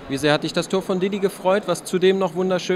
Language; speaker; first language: German; native; German